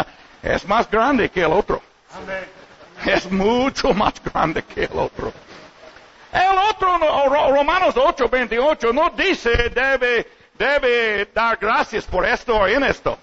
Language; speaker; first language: Spanish; non-native, learner; English